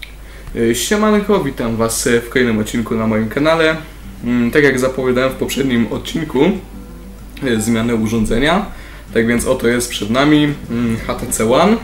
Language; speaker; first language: Polish; native; Polish